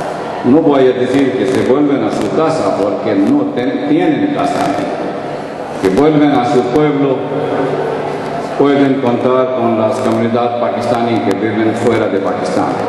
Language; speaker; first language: Spanish; non-native, learner; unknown